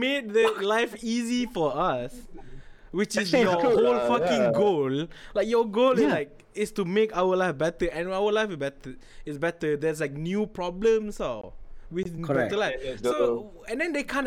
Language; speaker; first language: English; non-native, local second language; Malay